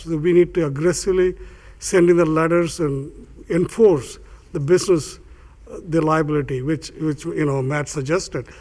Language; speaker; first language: English; non-native, fluent; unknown